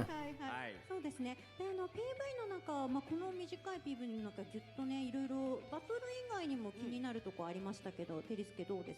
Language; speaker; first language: Japanese; native; Japanese